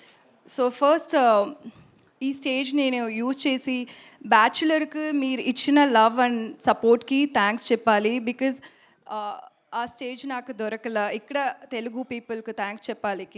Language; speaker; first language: Telugu; non-native, learner; Tamil